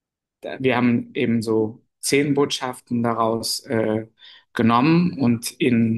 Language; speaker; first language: German; non-native, fluent; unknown